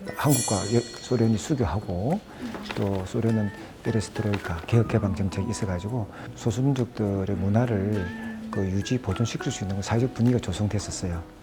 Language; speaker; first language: Korean; native; Korean